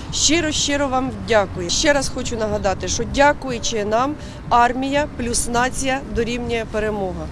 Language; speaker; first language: Ukrainian; native; Ukrainian